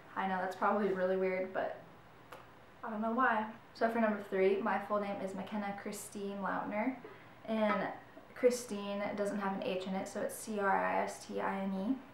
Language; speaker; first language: English; native; English